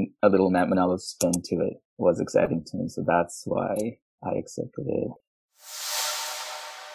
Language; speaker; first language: English; non-native, local second language; Filipino